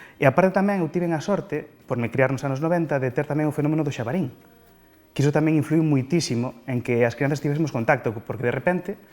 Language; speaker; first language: Galician; non-native, local second language; Spanish